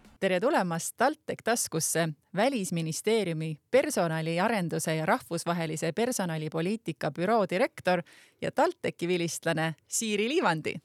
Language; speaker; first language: Estonian; native; Estonian